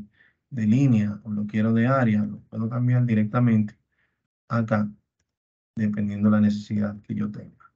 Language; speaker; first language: Spanish; native; Spanish